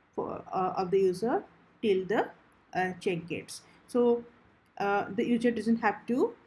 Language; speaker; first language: English; non-native, local second language; Odia